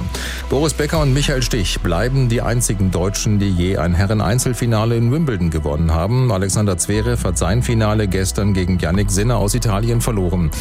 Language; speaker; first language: German; native; German